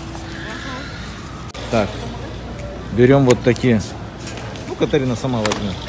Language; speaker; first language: Russian; native; Russian